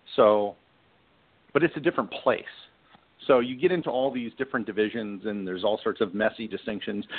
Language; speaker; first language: English; native; English